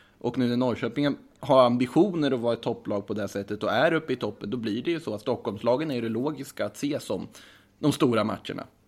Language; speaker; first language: Swedish; native; Swedish